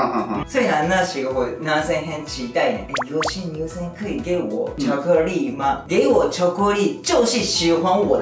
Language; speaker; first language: Chinese; non-native, learner; Japanese